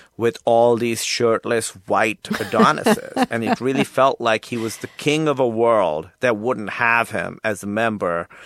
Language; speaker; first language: English; non-native, local second language; Urdu